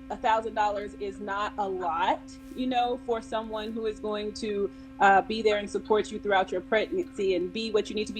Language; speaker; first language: English; native; English